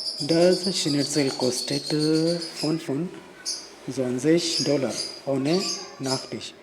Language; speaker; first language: German; non-native, learner; Urdu